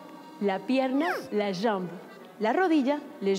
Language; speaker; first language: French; non-native, fluent; Spanish